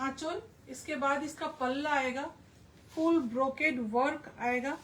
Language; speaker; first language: Hindi; non-native, local second language; Bangla